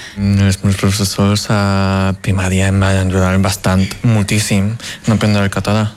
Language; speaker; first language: Catalan; early bilingual, other home language; Chinese